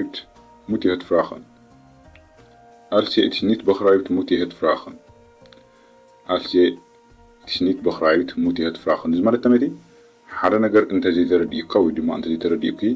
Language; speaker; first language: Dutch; non-native, learner; Tigrinya